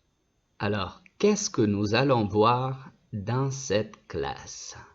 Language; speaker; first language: French; non-native, fluent; Spanish